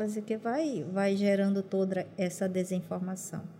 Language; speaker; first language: Portuguese; non-native, local second language; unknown